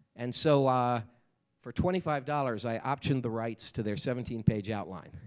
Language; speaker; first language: English; native; English